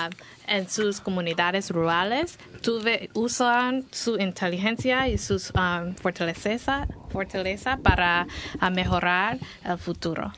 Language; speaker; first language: Spanish; non-native, learner; English